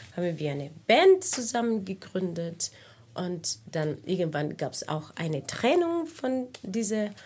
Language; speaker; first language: German; non-native, fluent; Spanish